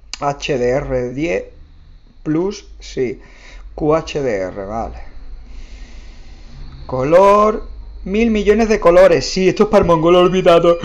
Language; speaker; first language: Spanish; native; Spanish